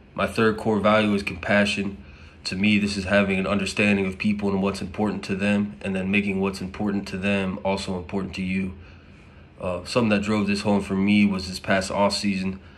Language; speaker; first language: English; native; English